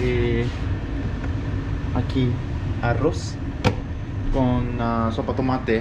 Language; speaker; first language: Spanish; non-native, learner; Japanese